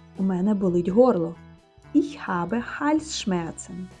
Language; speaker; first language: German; non-native, fluent; Ukrainian